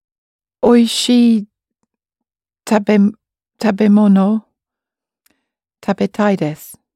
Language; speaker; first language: Japanese; non-native, learner; English